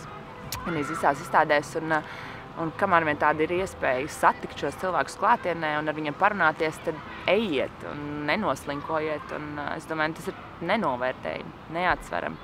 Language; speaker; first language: Latvian; native; Latvian